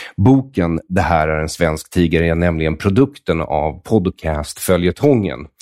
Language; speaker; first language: Swedish; native; Swedish